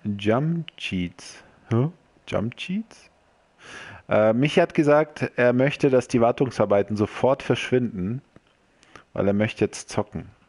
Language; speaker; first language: German; early bilingual, other home language; Croatian